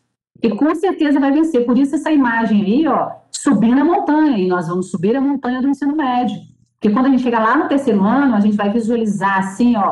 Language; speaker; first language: Portuguese; native; Portuguese